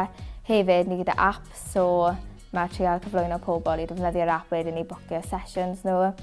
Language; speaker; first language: Welsh; native; Welsh